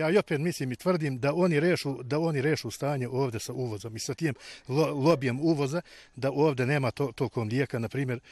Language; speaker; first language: Bosnian; native; Bosnian